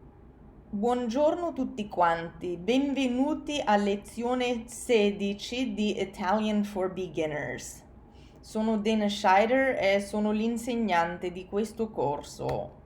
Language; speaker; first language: Italian; non-native, fluent; English